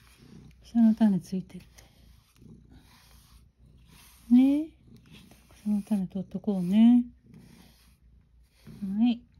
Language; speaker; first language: Japanese; native; Japanese